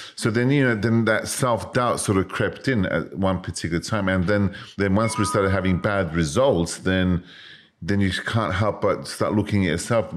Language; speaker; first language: English; native; English